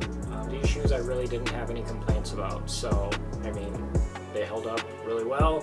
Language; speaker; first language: English; native; English